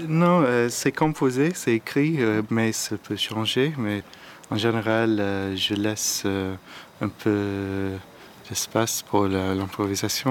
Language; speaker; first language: French; non-native, learner; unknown